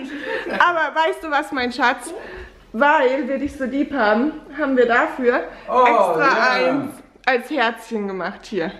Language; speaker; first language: German; native; German